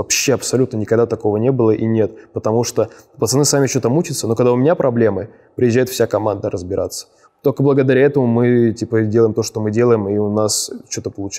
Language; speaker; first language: Russian; native; Russian